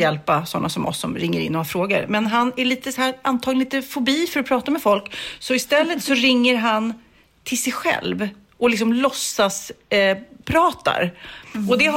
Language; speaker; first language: Swedish; native; Swedish